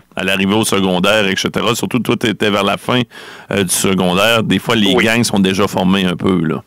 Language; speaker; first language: French; native; French